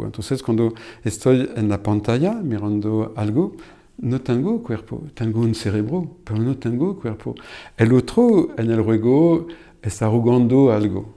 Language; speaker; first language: Spanish; non-native, fluent; French